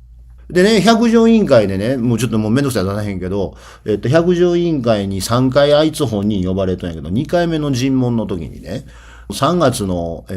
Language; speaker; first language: Japanese; native; Japanese